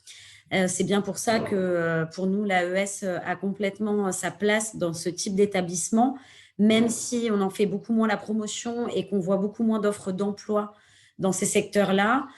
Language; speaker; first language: French; native; French